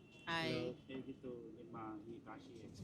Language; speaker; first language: Kannada; native; Kannada